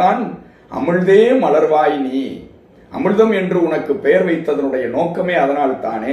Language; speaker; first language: Tamil; native; Tamil